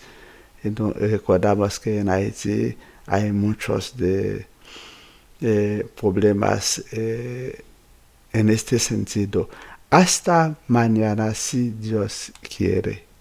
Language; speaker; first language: Spanish; non-native, fluent; Haitian Creole